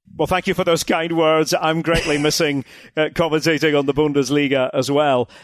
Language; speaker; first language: English; native; English